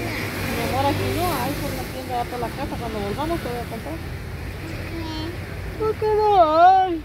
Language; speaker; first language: Spanish; native; Spanish